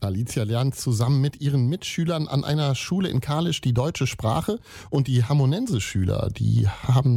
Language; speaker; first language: German; native; German